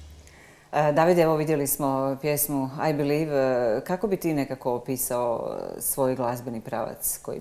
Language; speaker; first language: Serbian; native; Serbian